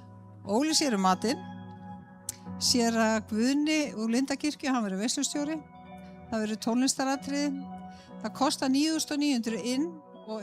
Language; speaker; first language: Icelandic; native; Icelandic